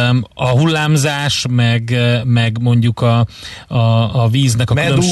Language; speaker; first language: Hungarian; native; Hungarian